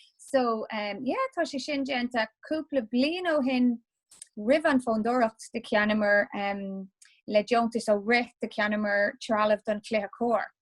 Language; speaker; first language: Irish; non-native, local second language; English